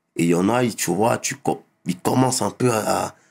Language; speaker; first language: French; native; French